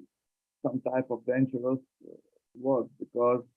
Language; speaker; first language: English; non-native, learner; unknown